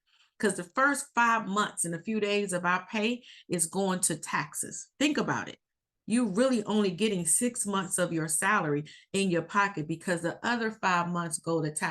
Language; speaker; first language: English; native; English